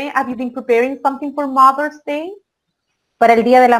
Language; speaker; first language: English; non-native, fluent; Spanish